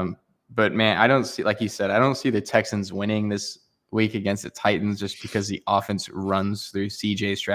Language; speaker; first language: English; native; English